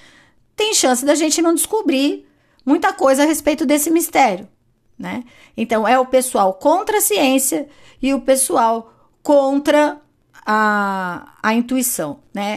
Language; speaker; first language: Portuguese; native; Portuguese